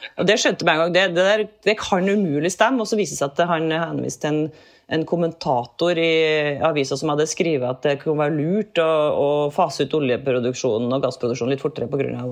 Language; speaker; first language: Norwegian; native; Norwegian